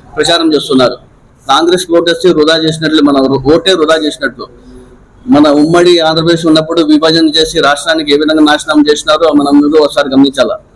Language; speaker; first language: Telugu; non-native, local second language; Urdu